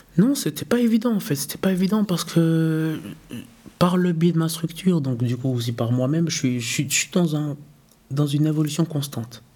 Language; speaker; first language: French; early bilingual, other home language; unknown